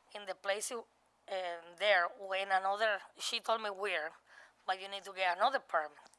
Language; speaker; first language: English; non-native, learner; Spanish